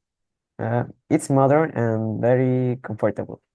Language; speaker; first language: English; non-native, learner; Spanish